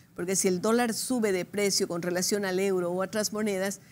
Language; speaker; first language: Spanish; native; Spanish